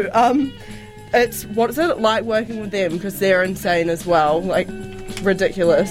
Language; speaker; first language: English; native; English